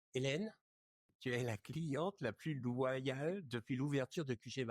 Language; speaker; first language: French; native; French